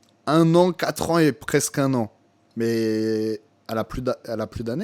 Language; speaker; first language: French; native; French